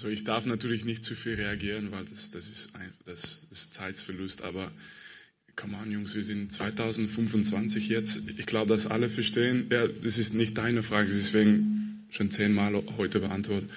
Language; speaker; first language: German; non-native, fluent; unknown